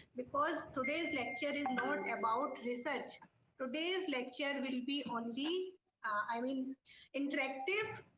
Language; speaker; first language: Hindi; native; Hindi